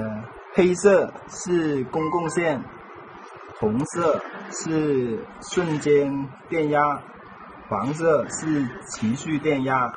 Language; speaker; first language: Chinese; native; Chinese